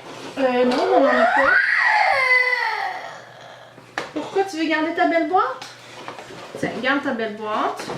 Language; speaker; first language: French; native; French